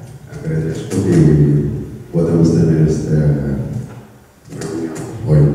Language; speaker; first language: Spanish; non-native, learner; Korean